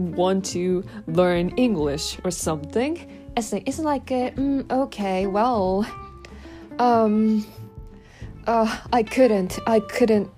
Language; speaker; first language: English; non-native, learner; Japanese